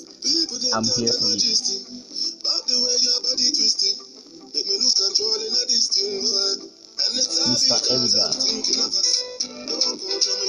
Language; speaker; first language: English; non-native, local second language; Ibibio